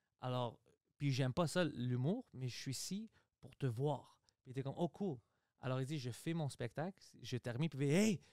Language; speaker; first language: French; early bilingual, other home language; Greek